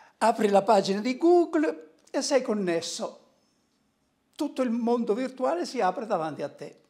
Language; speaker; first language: Italian; native; Italian